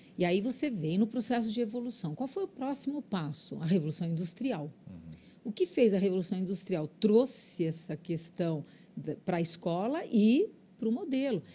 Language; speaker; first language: Portuguese; early bilingual, other home language; Spanish